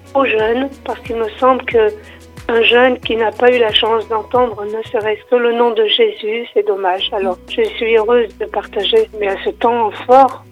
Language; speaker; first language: French; native; French